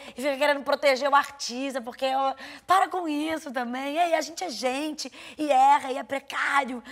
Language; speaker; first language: Portuguese; native; Portuguese